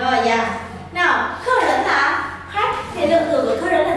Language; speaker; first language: Chinese; non-native, fluent; Vietnamese